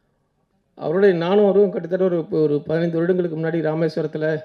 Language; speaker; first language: Tamil; native; Tamil